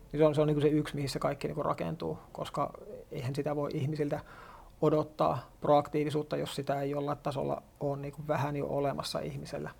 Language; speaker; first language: Finnish; native; Finnish